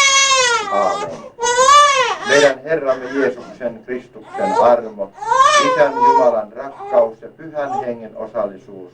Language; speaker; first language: Finnish; native; Finnish